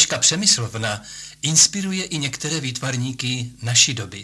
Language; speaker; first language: Czech; native; Czech